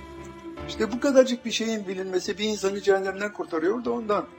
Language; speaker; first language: Turkish; native; Turkish